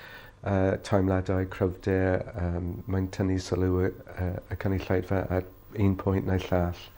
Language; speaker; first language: Welsh; non-native, fluent; English